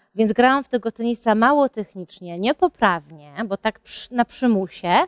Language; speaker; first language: Polish; early bilingual, heritage; Polish